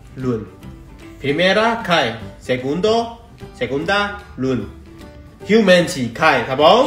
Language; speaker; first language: Portuguese; non-native, learner; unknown